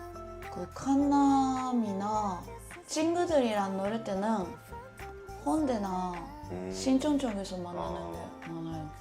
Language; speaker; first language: Korean; non-native, fluent; Japanese